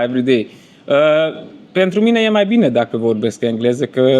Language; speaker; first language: Romanian; non-native, fluent; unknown